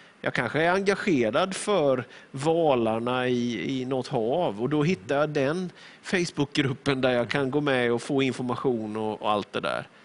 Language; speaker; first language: Swedish; native; Swedish